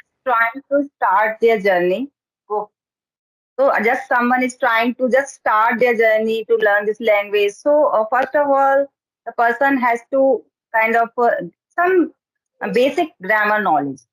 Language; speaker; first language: English; non-native, learner; Hindi